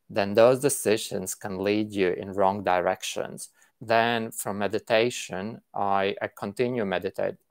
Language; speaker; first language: English; non-native, fluent; Latvian